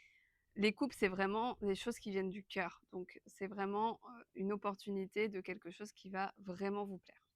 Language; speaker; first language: French; native; French